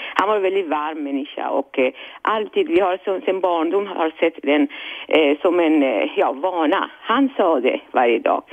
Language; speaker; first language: Swedish; non-native, fluent; Persian